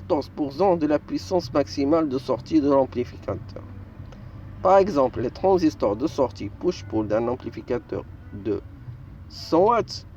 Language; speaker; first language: French; non-native, local second language; Arabic